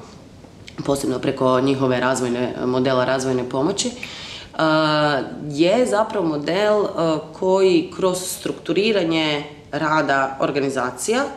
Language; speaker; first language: Croatian; native; Croatian